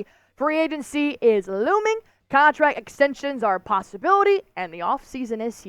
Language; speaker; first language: English; native; English